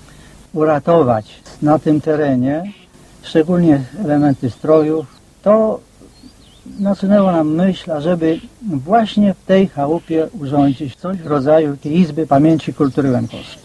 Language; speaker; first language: Polish; native; Polish